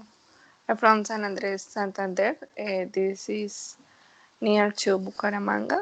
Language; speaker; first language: English; non-native, learner; Spanish